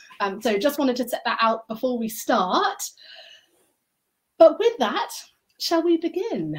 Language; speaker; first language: English; native; English